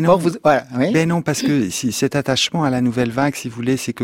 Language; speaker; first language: French; native; French